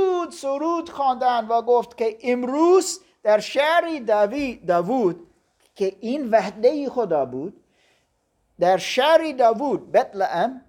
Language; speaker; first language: Persian; non-native, fluent; German